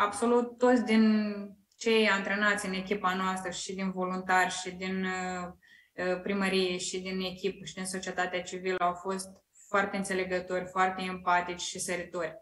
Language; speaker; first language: Romanian; native; Romanian